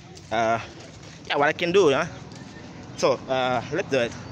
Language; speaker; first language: English; non-native, learner; Makhuwa